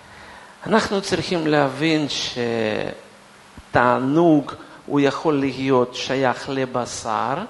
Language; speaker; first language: Hebrew; non-native, fluent; Russian